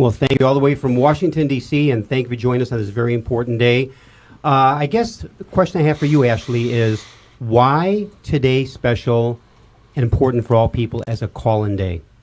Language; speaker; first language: English; native; English